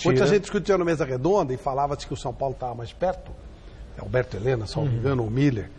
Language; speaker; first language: Portuguese; native; Portuguese